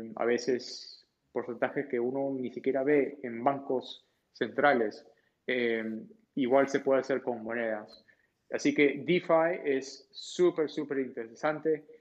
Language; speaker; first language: Spanish; early bilingual, heritage; Spanish